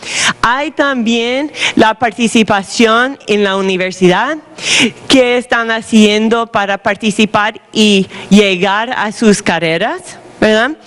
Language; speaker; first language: Spanish; non-native, fluent; English